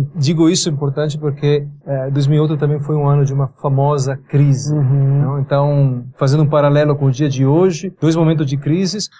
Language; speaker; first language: Portuguese; non-native, fluent; Italian